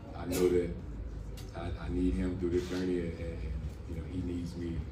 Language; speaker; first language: English; native; English